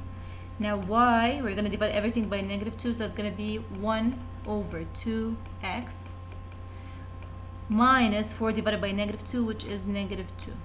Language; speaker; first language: English; non-native, fluent; Arabic